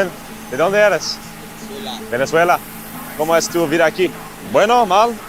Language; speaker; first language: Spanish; non-native, learner; English